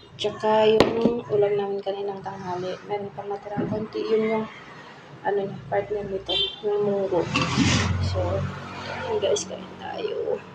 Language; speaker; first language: Filipino; non-native, local second language; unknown